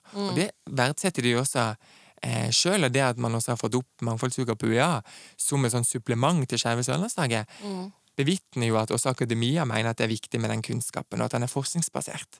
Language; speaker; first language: Norwegian; native; Norwegian